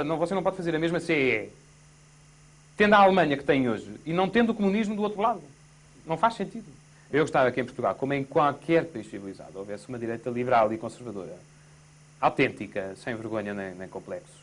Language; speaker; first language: Portuguese; native; Portuguese